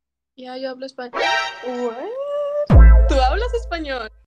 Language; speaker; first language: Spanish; early bilingual, other home language; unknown